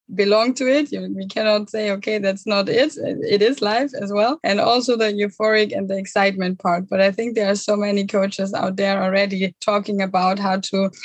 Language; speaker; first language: English; non-native, fluent; German